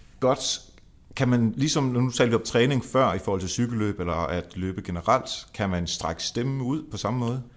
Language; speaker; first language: Danish; native; Danish